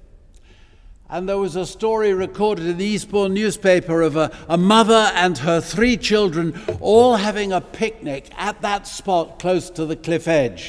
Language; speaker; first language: English; native; English